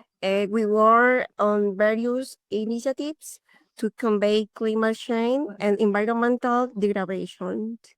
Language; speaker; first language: English; non-native, learner; Spanish